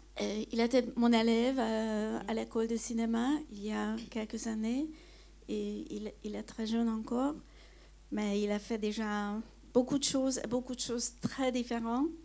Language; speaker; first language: French; non-native, fluent; Hungarian